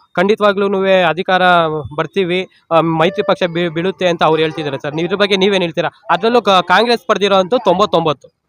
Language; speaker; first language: Kannada; native; Kannada